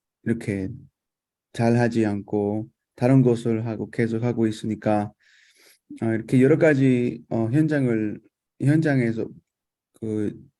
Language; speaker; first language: Korean; non-native, fluent; Spanish